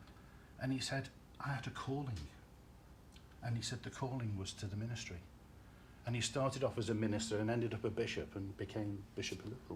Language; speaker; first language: English; native; English